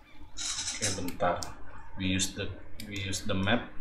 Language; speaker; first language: English; non-native, learner; Indonesian